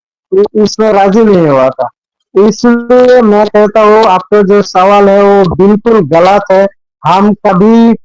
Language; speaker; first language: Hindi; non-native, fluent; Bangla